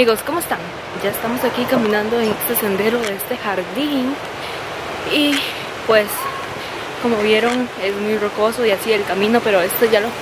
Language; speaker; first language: Spanish; early bilingual, other home language; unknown